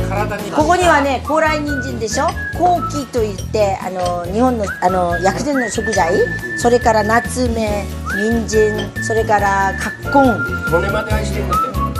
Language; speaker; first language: Japanese; non-native, fluent; Korean